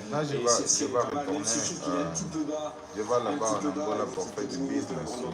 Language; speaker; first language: French; non-native, learner; Portuguese